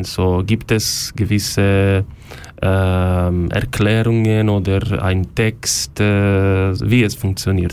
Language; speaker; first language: German; non-native, learner; Ukrainian